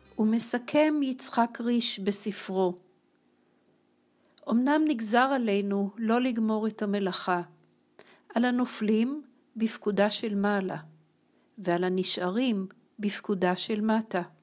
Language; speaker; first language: Hebrew; native; Hebrew